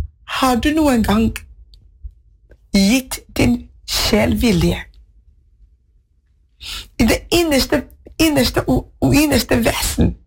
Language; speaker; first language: Norwegian; non-native, fluent; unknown